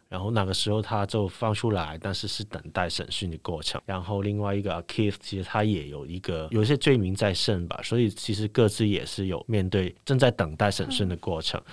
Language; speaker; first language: Chinese; non-native, local second language; Cantonese